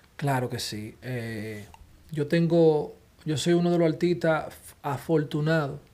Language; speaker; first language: Spanish; early bilingual, heritage; Spanish